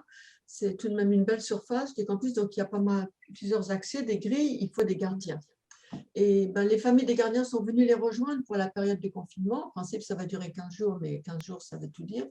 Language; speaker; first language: French; native; French